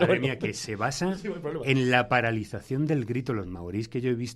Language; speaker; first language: Spanish; native; Spanish